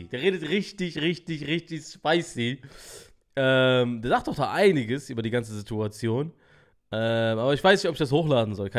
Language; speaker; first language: German; native; German